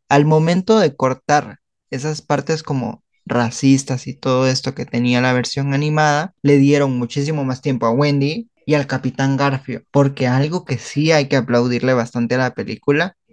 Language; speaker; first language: Spanish; native; Spanish